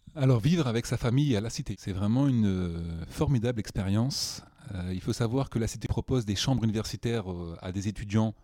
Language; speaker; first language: French; native; French